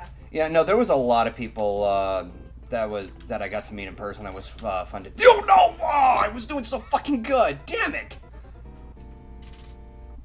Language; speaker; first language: English; native; English